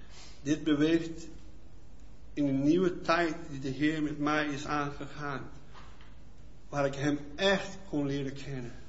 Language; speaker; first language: Dutch; non-native, fluent; Portuguese